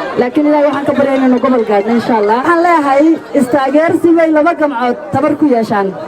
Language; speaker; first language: Somali; native; Somali